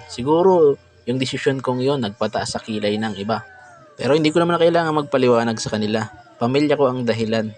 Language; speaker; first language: Filipino; non-native, local second language; Bikol